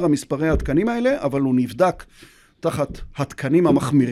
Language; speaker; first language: Hebrew; native; Hebrew